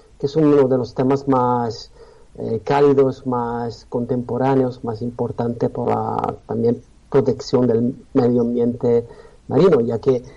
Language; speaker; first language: Spanish; non-native, fluent; Italian